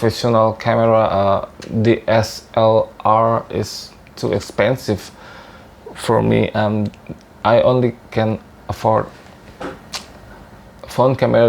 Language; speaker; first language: English; non-native, learner; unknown